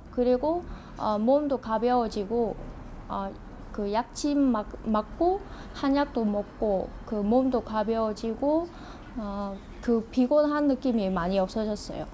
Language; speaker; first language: Korean; non-native, fluent; Vietnamese